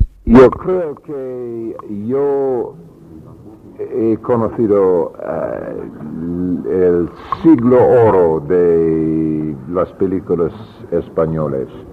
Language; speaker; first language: Spanish; non-native, learner; English